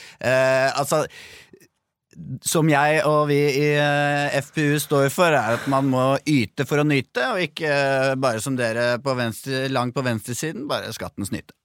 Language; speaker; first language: Norwegian; native; Norwegian